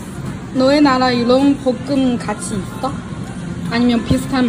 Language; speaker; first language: Korean; non-native, learner; Chinese